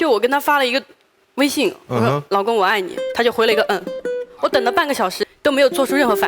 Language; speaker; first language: Chinese; native; Chinese